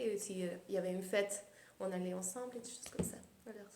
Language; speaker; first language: French; early bilingual, heritage; Spanish